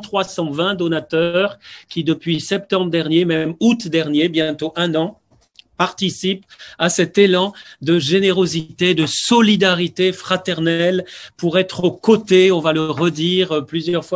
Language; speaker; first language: French; native; French